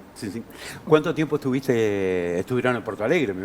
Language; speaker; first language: Spanish; native; Spanish